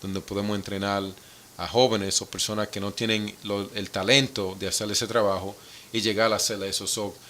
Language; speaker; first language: Spanish; early bilingual, other home language; English